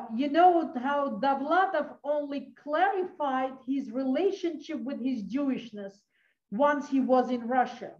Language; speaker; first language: English; early bilingual, other home language; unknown